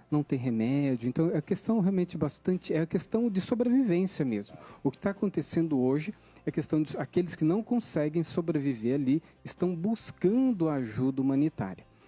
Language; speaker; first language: Portuguese; native; Portuguese